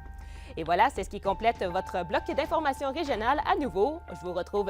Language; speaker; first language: French; native; French